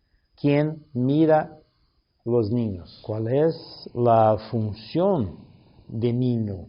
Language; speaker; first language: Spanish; non-native, learner; Portuguese